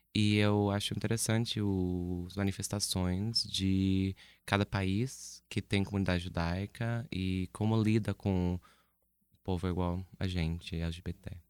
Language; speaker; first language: Portuguese; non-native, fluent; English